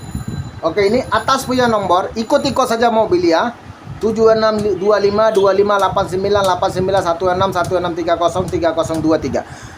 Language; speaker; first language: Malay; non-native, learner; Bangla